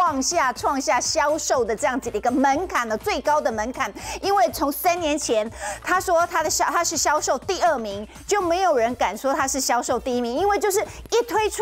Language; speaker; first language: Chinese; native; Chinese